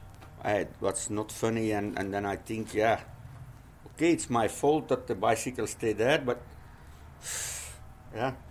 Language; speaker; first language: English; non-native, learner; Dutch